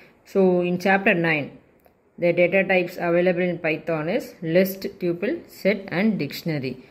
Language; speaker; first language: English; non-native, local second language; Tamil